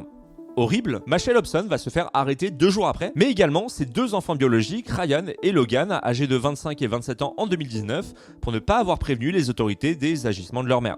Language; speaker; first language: French; native; French